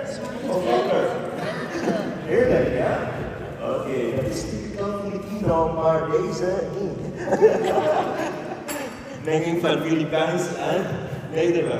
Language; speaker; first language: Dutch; non-native, learner; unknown